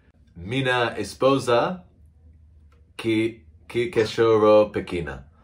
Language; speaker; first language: Portuguese; non-native, learner; English